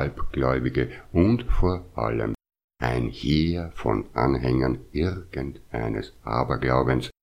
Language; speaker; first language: German; native; German